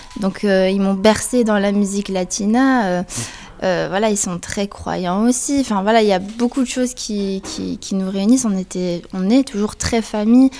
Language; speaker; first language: French; early bilingual, other home language; Spanish